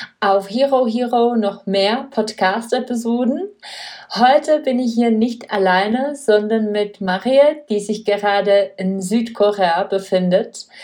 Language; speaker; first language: German; non-native, fluent; Czech